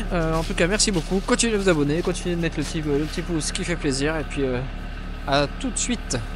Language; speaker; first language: French; native; French